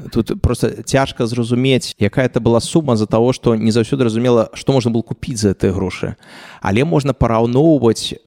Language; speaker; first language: Belarusian; non-native, local second language; Russian